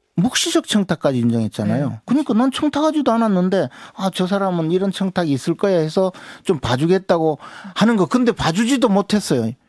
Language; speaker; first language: Korean; native; Korean